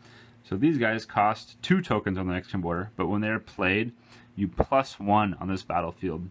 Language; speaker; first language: English; native; English